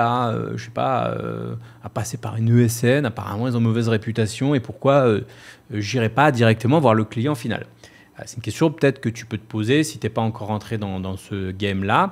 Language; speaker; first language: French; native; French